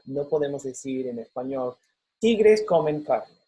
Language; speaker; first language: Spanish; non-native, fluent; English